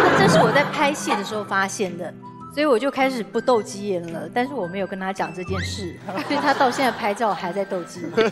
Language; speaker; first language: Chinese; native; Chinese